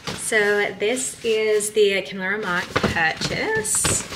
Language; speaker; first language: English; native; English